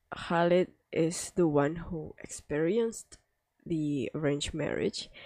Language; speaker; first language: English; non-native, fluent; Indonesian